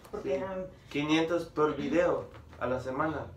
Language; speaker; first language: Spanish; early bilingual, heritage; Spanish